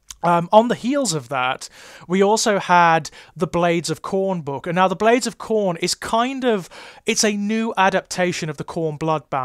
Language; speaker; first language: English; native; English